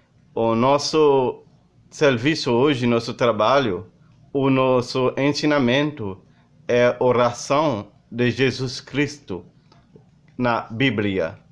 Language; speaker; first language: Portuguese; non-native, learner; Haitian Creole